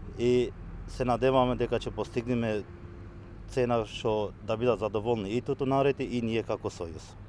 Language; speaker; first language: Macedonian; non-native, local second language; Albanian